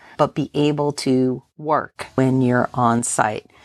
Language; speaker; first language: English; native; English